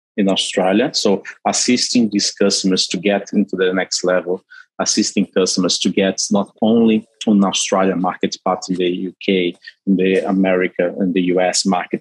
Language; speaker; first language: English; non-native, fluent; Portuguese